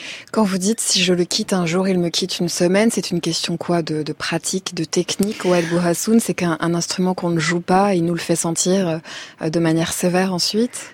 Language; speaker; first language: French; native; French